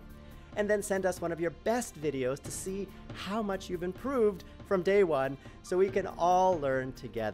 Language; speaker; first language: English; native; English